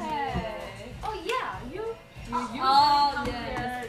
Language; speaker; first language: English; non-native, learner; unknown